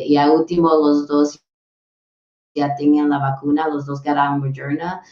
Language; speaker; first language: Spanish; early bilingual, heritage; English